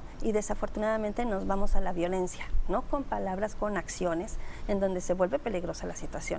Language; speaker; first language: Spanish; native; Spanish